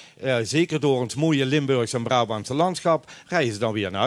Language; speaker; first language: Dutch; native; Dutch